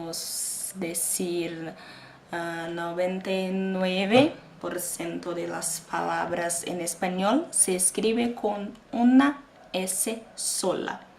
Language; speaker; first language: Spanish; non-native, fluent; Portuguese